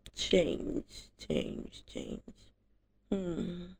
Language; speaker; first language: English; non-native, local second language; Akan